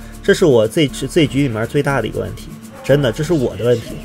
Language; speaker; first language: Chinese; native; Chinese